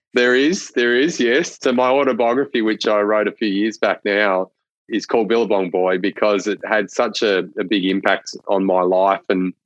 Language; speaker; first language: English; native; English